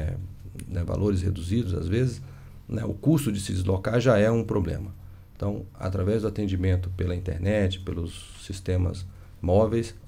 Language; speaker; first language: Portuguese; native; Portuguese